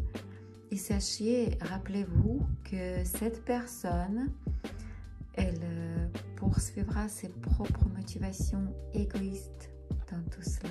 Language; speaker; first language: French; non-native, fluent; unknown